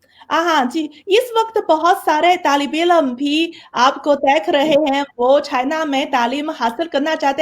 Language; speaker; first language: Hindi; non-native, fluent; Chinese